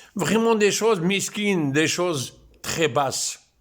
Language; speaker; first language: French; non-native, local second language; Arabic